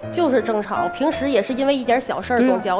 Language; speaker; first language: Chinese; native; Chinese